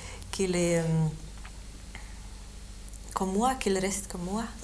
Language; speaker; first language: French; non-native, fluent; Lithuanian